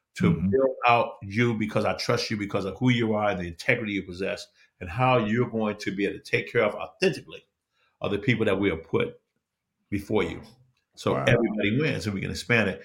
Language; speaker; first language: English; native; English